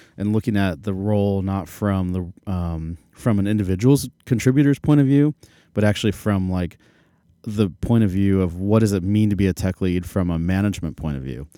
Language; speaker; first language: English; native; English